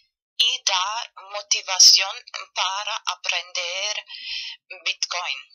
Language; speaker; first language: Spanish; non-native, fluent; German